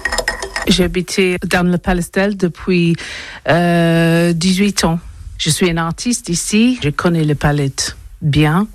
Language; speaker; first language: French; non-native, learner; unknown